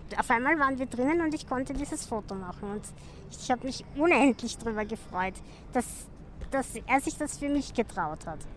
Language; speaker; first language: German; native; German